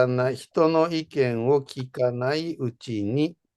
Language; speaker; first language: Japanese; non-native, fluent; Indonesian